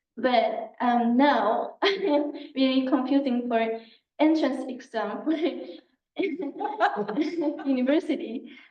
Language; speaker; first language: English; non-native, learner; Japanese